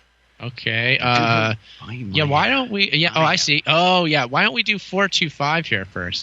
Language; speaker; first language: English; native; English